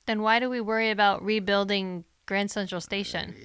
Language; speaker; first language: English; native; English